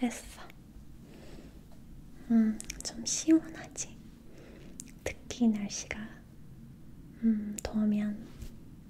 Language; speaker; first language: Korean; non-native, learner; English